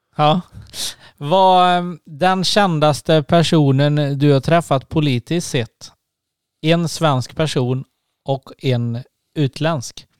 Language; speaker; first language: Swedish; native; Swedish